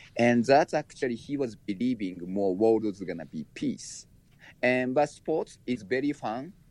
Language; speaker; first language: English; non-native, learner; Japanese